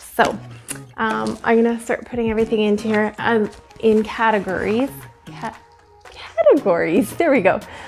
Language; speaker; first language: English; native; English